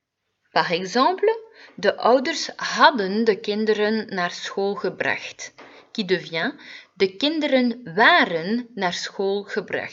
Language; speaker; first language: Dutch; non-native, fluent; French